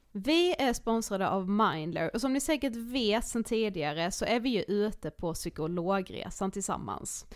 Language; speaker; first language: Swedish; native; Swedish